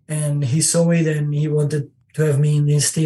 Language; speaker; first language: English; non-native, learner; Italian